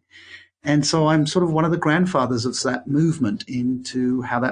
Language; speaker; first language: English; native; English